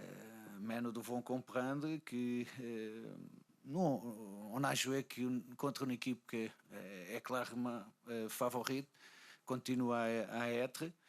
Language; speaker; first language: French; non-native, fluent; Portuguese